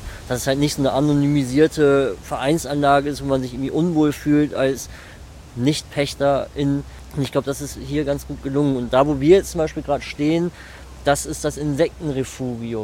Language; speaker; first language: German; native; German